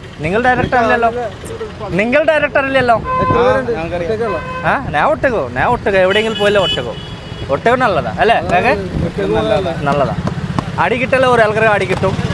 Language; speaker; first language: Malayalam; non-native, learner; Bangla